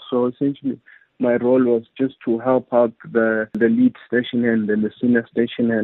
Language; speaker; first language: English; non-native, local second language; Zulu